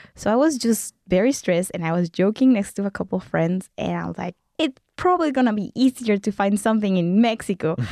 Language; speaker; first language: English; non-native, fluent; Spanish